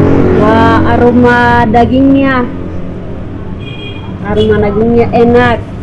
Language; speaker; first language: Indonesian; non-native, learner; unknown